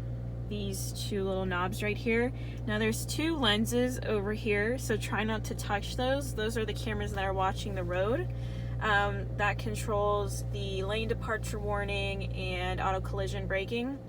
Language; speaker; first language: English; native; English